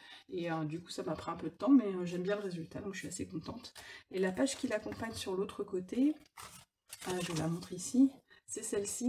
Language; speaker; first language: French; native; French